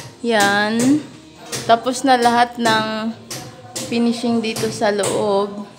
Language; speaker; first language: Filipino; non-native, local second language; Cebuano